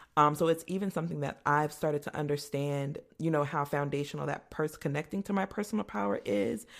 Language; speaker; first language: English; native; English